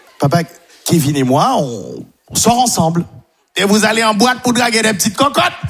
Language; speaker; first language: French; non-native, local second language; Haitian Creole